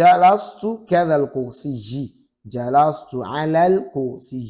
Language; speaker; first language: Arabic; non-native, fluent; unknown